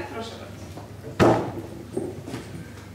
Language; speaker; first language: Polish; non-native, fluent; Georgian